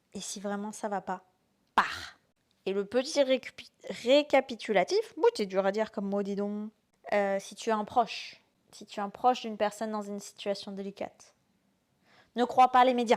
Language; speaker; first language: French; native; French